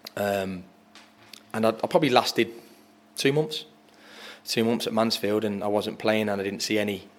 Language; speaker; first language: English; native; English